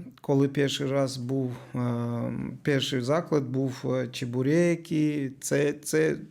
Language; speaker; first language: Ukrainian; non-native, learner; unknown